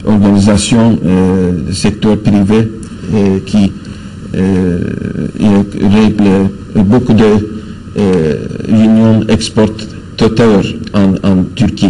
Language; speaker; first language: French; non-native, fluent; Turkish